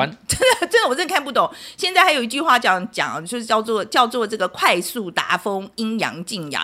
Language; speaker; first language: Chinese; native; Chinese